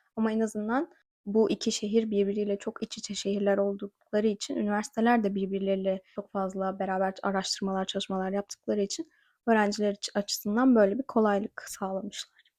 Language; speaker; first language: Turkish; native; Turkish